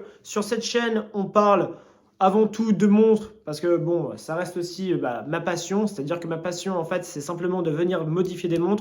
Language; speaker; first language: French; native; French